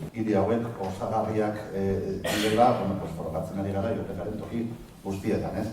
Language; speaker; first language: Basque; non-native, local second language; Spanish